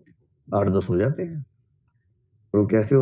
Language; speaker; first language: Hindi; native; Hindi